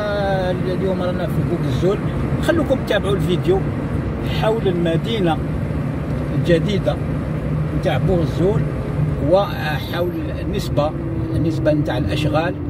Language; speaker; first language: Arabic; native; Arabic